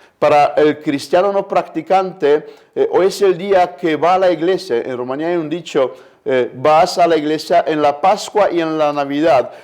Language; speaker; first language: Spanish; non-native, fluent; Romanian